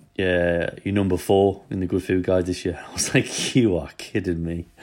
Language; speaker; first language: English; native; English